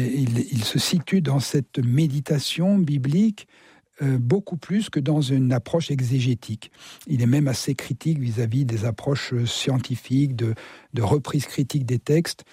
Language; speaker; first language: French; native; French